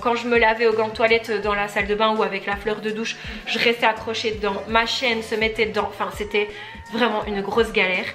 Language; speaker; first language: French; native; French